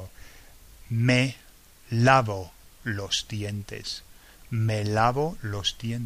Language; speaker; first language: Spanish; non-native, fluent; English